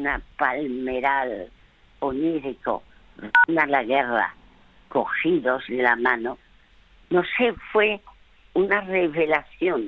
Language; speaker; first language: Spanish; early bilingual, other home language; French